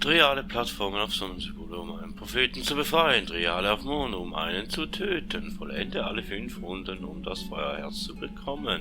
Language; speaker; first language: German; native; German